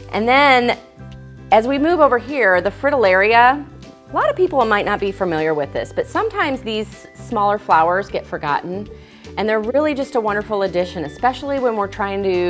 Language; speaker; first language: English; native; English